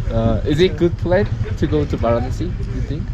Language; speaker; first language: English; non-native, learner; Korean